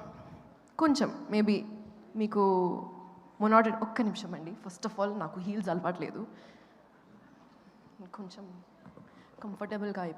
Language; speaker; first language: Telugu; non-native, local second language; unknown